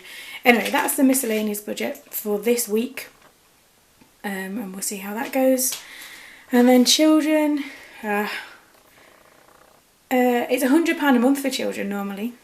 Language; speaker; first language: English; native; English